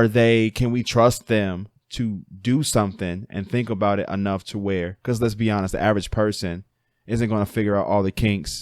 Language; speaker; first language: English; native; English